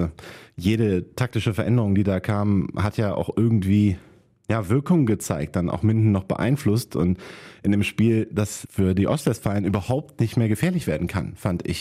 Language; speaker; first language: German; native; German